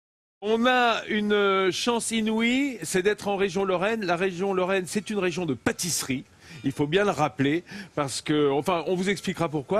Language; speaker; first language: French; native; French